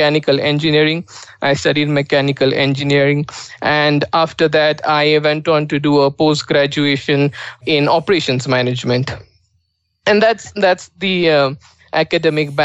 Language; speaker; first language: English; non-native, local second language; Marathi